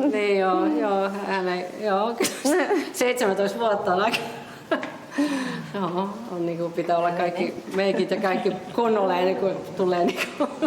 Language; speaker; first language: Finnish; non-native, fluent; Japanese